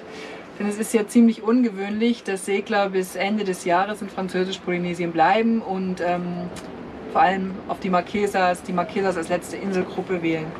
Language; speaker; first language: German; native; German